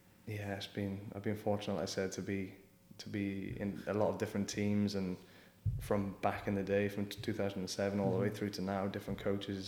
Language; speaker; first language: English; native; English